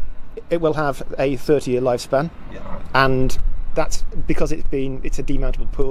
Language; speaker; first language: English; native; English